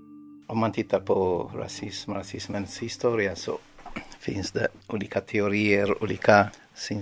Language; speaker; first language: Swedish; non-native, fluent; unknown